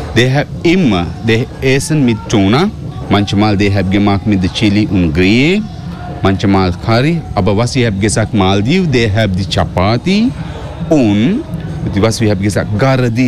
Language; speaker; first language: German; non-native, learner; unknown